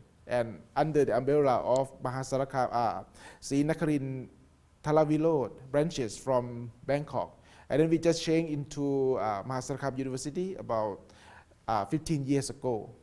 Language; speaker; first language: English; non-native, learner; Thai